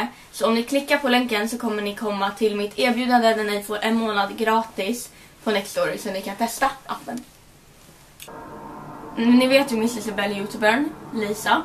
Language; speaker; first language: Swedish; native; Swedish